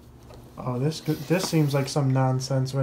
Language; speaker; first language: English; native; English